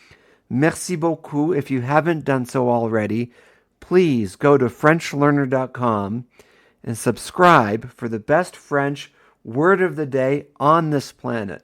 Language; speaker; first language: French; non-native, fluent; English